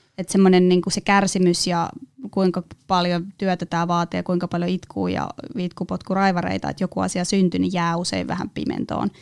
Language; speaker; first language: Finnish; native; Finnish